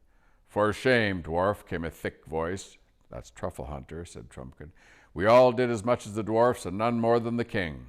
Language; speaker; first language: English; native; English